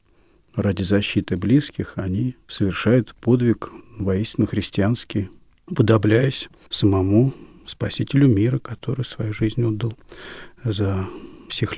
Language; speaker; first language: Russian; native; Russian